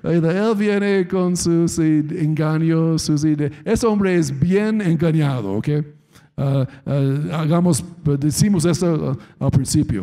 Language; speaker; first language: Spanish; non-native, fluent; English